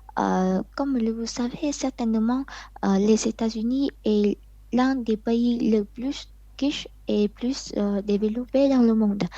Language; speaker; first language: French; non-native, learner; Vietnamese